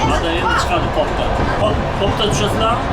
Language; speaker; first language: Russian; non-native, local second language; Uzbek